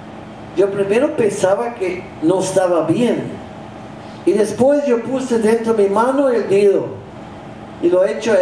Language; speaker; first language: Spanish; non-native, fluent; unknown